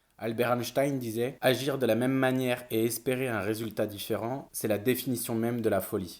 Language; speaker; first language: French; native; French